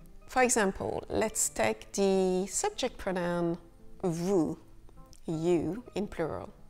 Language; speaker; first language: English; non-native, fluent; French